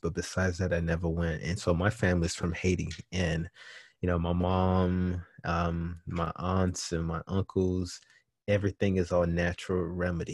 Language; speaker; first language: English; native; English